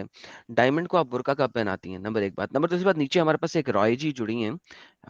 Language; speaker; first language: Hindi; native; Hindi